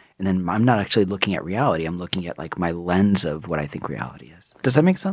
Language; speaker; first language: English; native; English